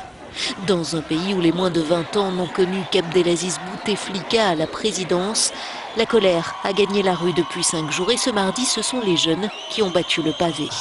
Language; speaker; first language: French; native; French